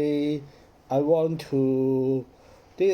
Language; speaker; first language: English; non-native, learner; Cantonese